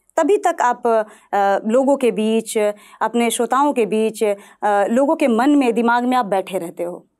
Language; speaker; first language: Hindi; non-native, local second language; Bhojpuri